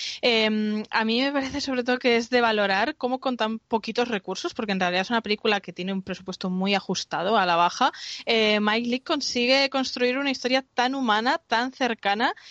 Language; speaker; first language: Spanish; native; Spanish